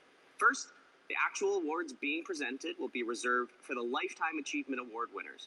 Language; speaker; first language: English; native; English